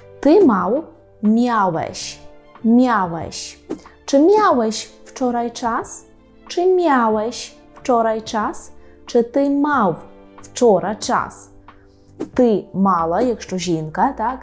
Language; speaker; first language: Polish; non-native, fluent; Ukrainian